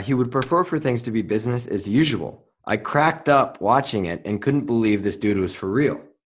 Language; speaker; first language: English; native; English